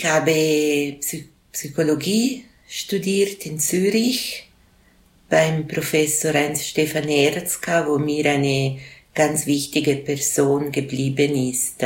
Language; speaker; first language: German; non-native, local second language; Italian